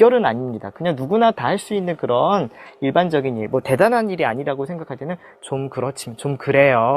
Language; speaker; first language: Korean; native; Korean